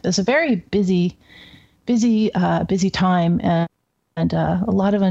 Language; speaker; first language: English; native; English